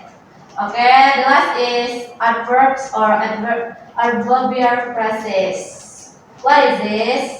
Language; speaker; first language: English; non-native, learner; Indonesian